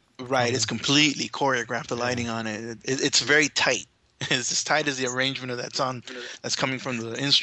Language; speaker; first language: English; native; English